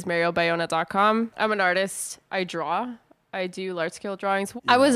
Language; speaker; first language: English; non-native, fluent; Spanish